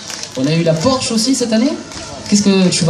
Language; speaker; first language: French; native; French